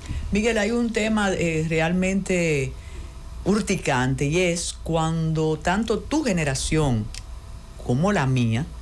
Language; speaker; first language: Spanish; native; Spanish